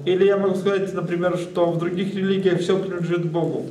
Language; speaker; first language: Russian; native; Russian